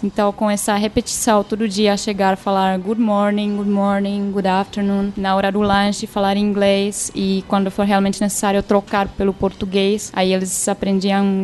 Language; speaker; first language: Portuguese; non-native, fluent; Czech